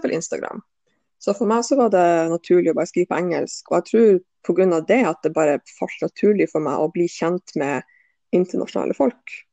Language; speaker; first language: Norwegian; native; Norwegian